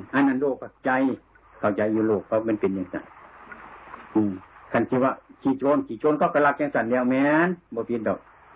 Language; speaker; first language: Thai; native; Thai